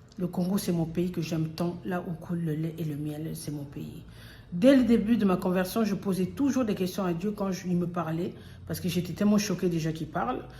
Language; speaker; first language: French; early bilingual, other home language; Lingala